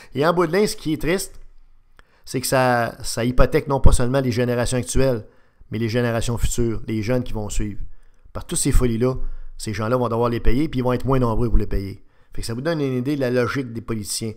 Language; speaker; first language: French; native; French